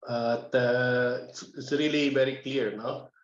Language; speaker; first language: English; non-native, local second language; Filipino